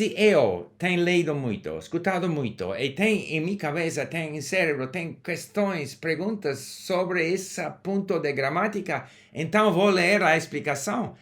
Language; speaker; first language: Portuguese; non-native, learner; English